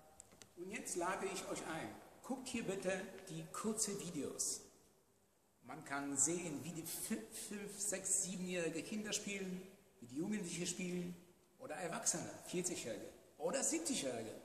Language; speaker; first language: German; non-native, fluent; Polish